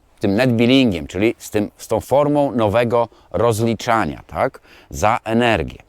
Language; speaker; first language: Polish; native; Polish